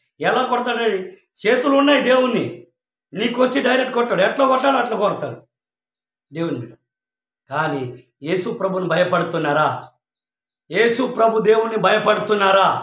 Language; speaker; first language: Telugu; non-native, local second language; Koya